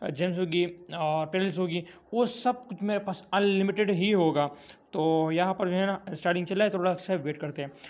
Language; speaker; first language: Urdu; non-native, local second language; Pashto